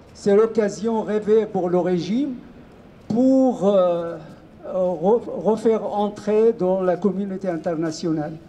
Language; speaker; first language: French; non-native, fluent; Arabic